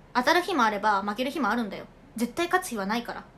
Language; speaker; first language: Japanese; native; Japanese